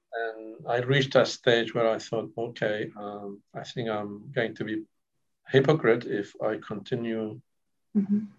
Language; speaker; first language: English; non-native, fluent; Kurdish